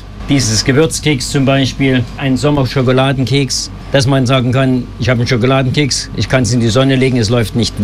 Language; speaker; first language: German; native; German